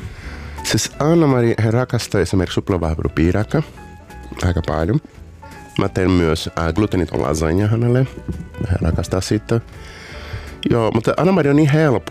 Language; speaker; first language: Finnish; non-native, learner; Portuguese